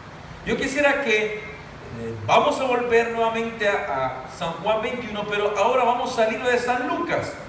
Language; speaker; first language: Spanish; native; Spanish